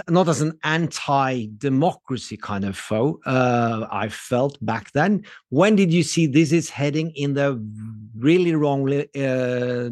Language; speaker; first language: English; non-native, fluent; Norwegian